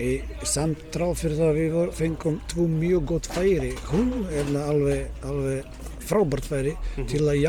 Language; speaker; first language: Icelandic; non-native, learner; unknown